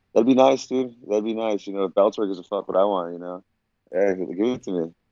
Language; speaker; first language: English; native; English